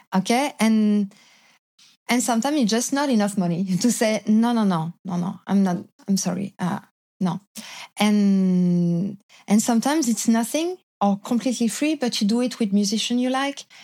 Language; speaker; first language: English; non-native, fluent; French